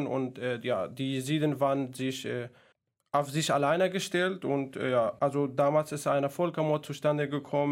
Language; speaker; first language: German; non-native, fluent; Kurdish